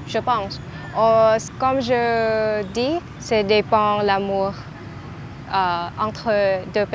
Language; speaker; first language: French; non-native, learner; Vietnamese